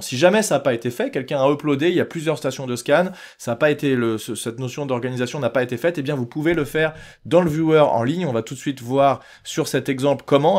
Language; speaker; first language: French; native; French